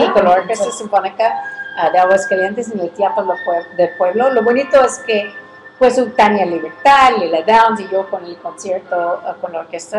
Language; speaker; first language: Spanish; early bilingual, heritage; English